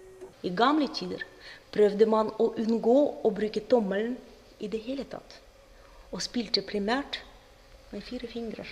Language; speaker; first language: Norwegian; non-native, fluent; Russian